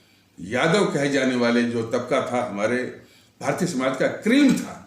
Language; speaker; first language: Hindi; native; Hindi